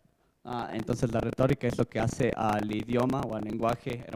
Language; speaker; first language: Spanish; native; Spanish